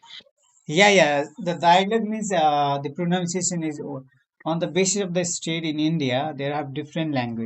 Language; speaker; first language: English; non-native, learner; Nepali